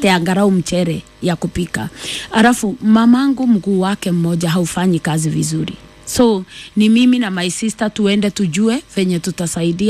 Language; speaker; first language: Swahili; non-native, local second language; Kikuyu